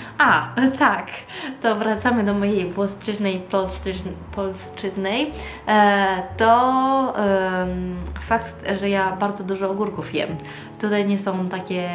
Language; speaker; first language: Polish; early bilingual, heritage; Polish